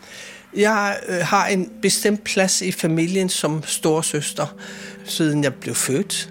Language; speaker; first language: Swedish; non-native, fluent; Kalaallisut